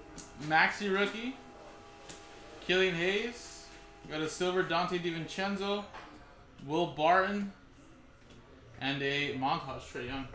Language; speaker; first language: English; native; English